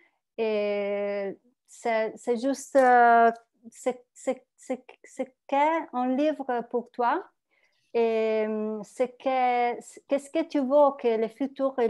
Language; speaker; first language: French; non-native, learner; Italian